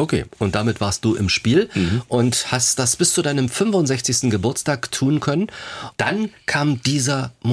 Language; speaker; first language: German; native; German